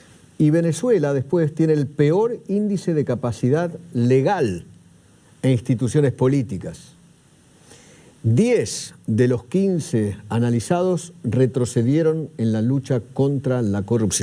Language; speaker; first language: Spanish; native; Spanish